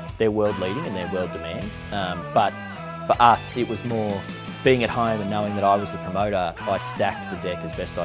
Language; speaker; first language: English; native; English